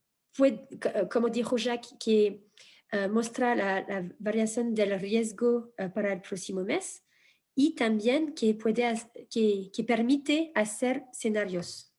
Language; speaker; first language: Spanish; non-native, fluent; French